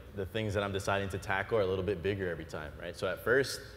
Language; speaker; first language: English; native; English